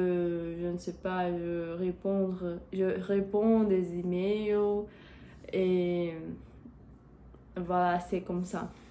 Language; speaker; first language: French; non-native, learner; Portuguese